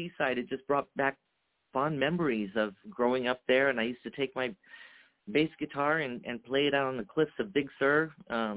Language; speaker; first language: English; early bilingual, other home language; Japanese